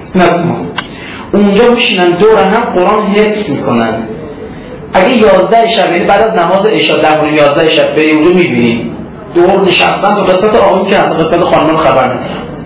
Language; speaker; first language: Persian; non-native, local second language; Azerbaijani